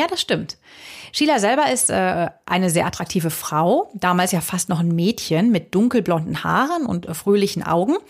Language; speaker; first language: German; native; German